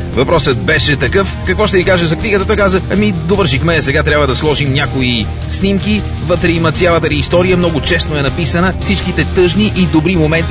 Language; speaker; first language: Bulgarian; native; Bulgarian